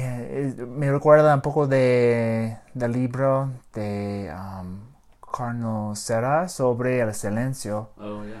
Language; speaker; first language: Spanish; early bilingual, heritage; English